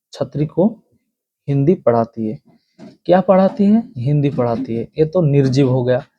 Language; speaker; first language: Hindi; non-native, local second language; Bangla